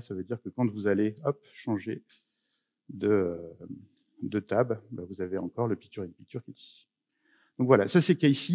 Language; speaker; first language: French; native; French